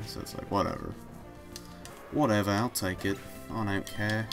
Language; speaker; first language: English; native; English